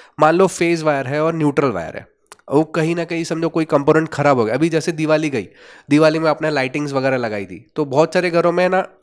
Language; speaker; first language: Hindi; non-native, local second language; Gujarati